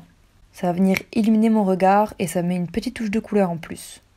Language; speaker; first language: French; native; French